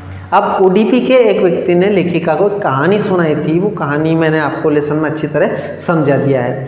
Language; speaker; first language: Hindi; native; Hindi